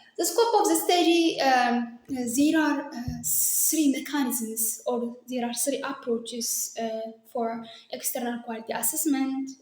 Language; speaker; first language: English; non-native, local second language; Amharic